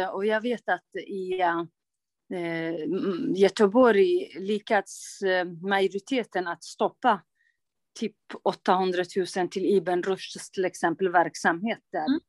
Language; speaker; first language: Swedish; non-native, local second language; Kurdish